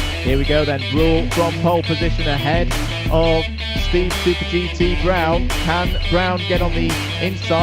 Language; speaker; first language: English; native; English